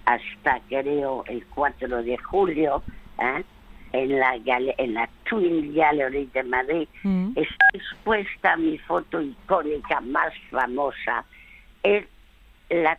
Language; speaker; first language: Spanish; early bilingual, other home language; French